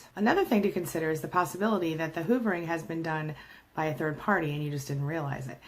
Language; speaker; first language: English; native; English